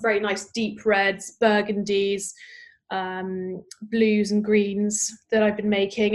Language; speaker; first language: English; native; English